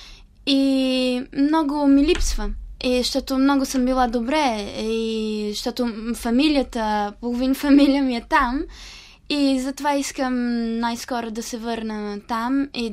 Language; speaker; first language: Bulgarian; early bilingual, heritage; Italian